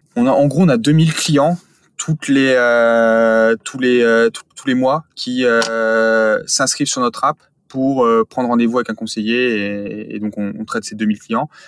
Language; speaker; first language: French; native; French